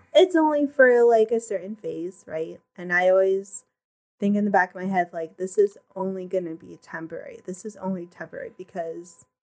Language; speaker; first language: English; early bilingual, other home language; Filipino